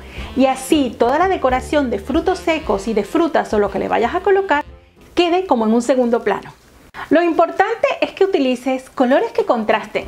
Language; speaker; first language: Spanish; native; Spanish